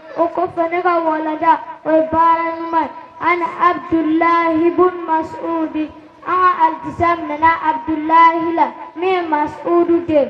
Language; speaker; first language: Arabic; non-native, learner; Bambara